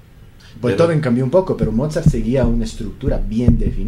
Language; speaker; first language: Spanish; native; Spanish